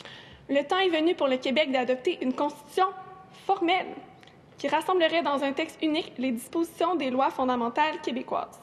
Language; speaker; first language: French; native; French